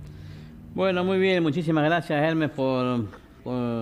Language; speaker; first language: Spanish; native; Spanish